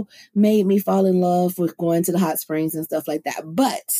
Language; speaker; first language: English; native; English